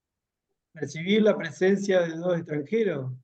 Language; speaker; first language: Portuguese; non-native, learner; Spanish